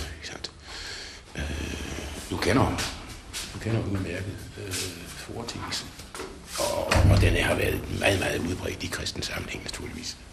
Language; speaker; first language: Danish; native; Danish